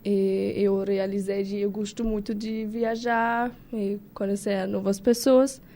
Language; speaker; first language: Portuguese; non-native, learner; German